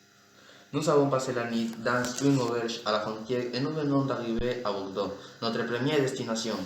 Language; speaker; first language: French; non-native, learner; Spanish